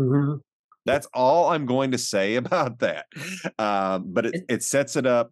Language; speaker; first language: English; native; English